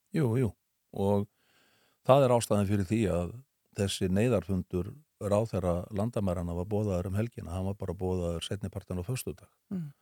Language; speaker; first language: Icelandic; native; Icelandic